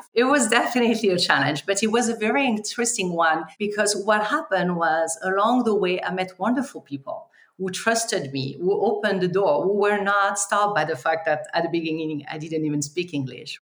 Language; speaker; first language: English; non-native, fluent; French